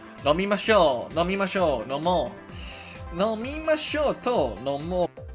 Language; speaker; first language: Japanese; non-native, learner; Cantonese